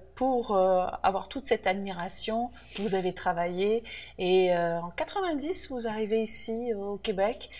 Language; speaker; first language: French; native; French